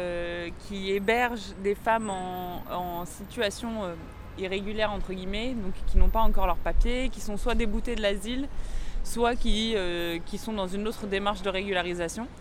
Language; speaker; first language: French; native; French